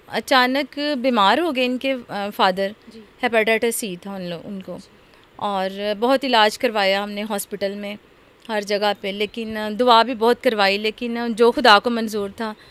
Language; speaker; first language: Urdu; non-native, local second language; Punjabi